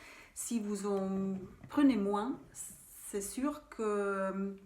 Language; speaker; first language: French; non-native, fluent; German